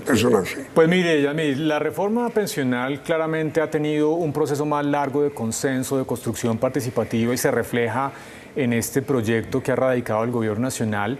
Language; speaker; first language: Spanish; native; Spanish